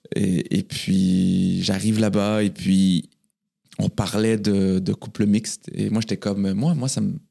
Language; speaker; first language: French; native; French